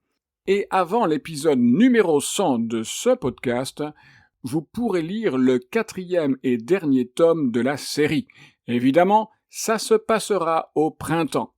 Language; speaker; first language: French; native; French